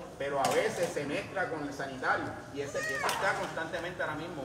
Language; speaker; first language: Spanish; native; Spanish